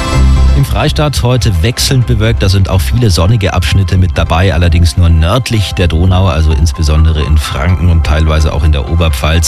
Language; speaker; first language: German; native; German